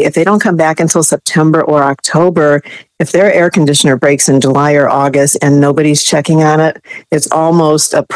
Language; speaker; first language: English; native; English